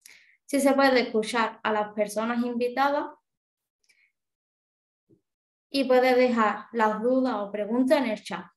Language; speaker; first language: Spanish; native; Spanish